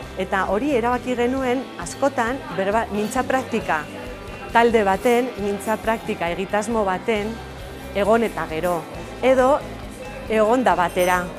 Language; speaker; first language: Basque; non-native, local second language; Spanish